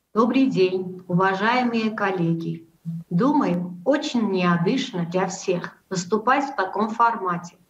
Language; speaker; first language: Russian; non-native, local second language; Armenian